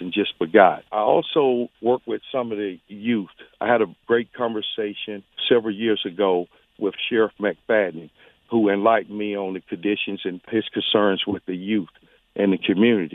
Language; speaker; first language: English; native; English